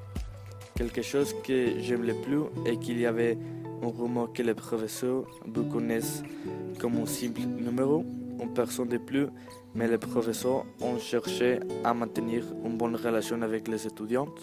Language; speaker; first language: French; non-native, learner; Spanish